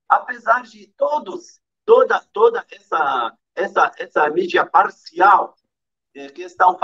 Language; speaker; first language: Portuguese; non-native, fluent; Arabic